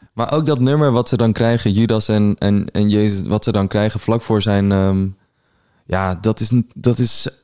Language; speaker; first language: Dutch; early bilingual, other home language; Persian